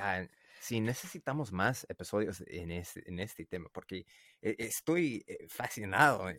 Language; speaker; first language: Spanish; non-native, learner; English